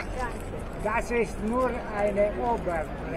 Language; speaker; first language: German; non-native, fluent; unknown